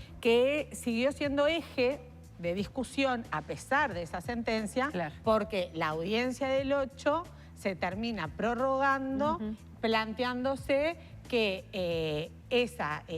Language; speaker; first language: Spanish; native; Spanish